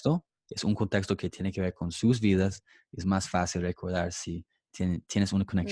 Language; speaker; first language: Spanish; non-native, fluent; English